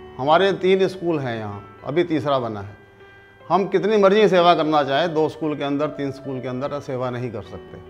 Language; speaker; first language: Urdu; non-native, local second language; Punjabi